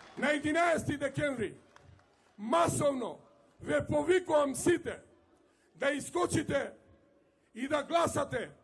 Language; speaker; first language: Macedonian; non-native, local second language; Romany